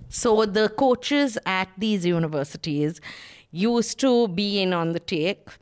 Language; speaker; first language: English; native; English